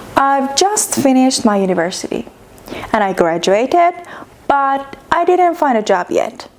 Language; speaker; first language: English; non-native, fluent; Persian